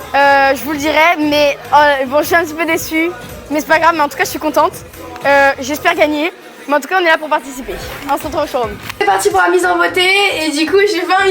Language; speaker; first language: French; native; French